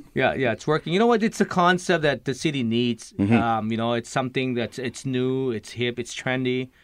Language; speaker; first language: English; early bilingual, other home language; Lao